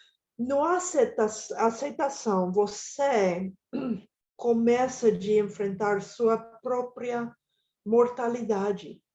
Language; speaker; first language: Portuguese; non-native, fluent; Spanish